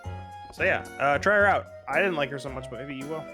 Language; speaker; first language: English; native; English